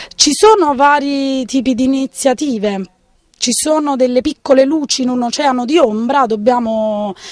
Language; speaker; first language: Italian; native; Italian